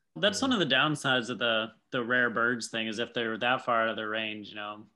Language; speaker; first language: English; native; English